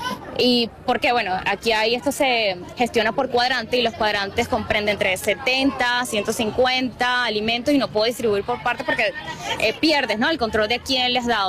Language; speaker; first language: Spanish; native; Spanish